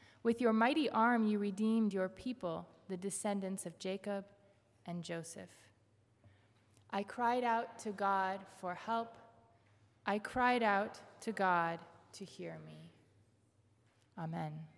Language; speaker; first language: English; native; English